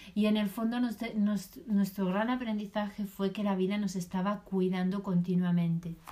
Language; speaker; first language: Spanish; native; Spanish